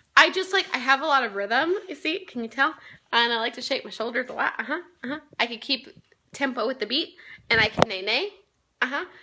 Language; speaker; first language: English; native; English